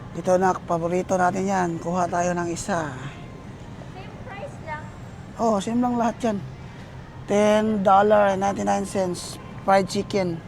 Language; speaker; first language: Filipino; non-native, local second language; Cebuano